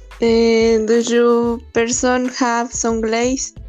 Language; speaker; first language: English; non-native, learner; Spanish